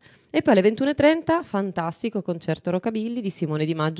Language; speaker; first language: Italian; native; Italian